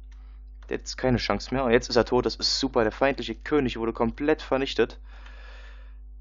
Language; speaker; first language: German; native; German